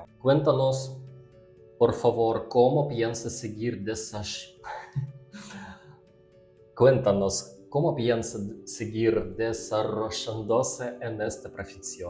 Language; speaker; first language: Spanish; non-native, learner; Russian